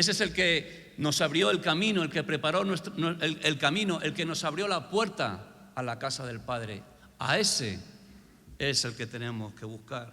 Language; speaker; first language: Spanish; native; Spanish